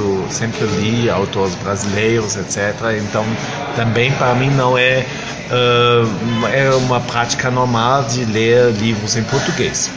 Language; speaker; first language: Portuguese; non-native, fluent; German